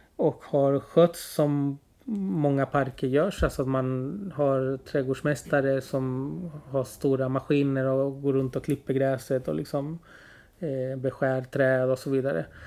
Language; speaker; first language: Swedish; early bilingual, other home language; Spanish